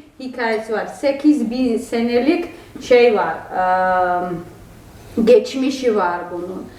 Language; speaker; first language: Turkish; non-native, fluent; Georgian